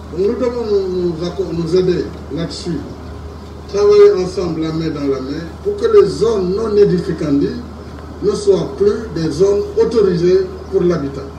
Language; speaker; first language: French; non-native, local second language; Wolof